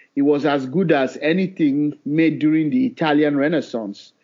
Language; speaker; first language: English; non-native, local second language; Hausa